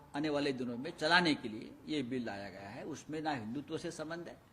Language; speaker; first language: Hindi; non-native, local second language; Marathi